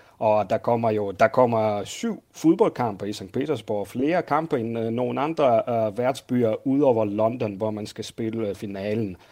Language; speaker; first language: Danish; non-native, fluent; Russian